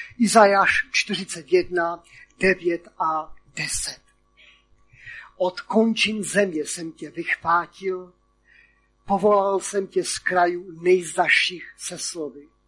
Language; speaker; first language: Czech; non-native, local second language; Polish